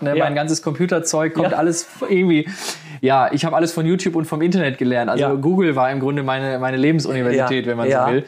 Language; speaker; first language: German; native; German